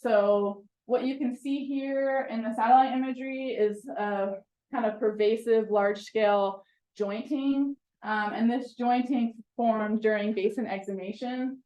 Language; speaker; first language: English; native; English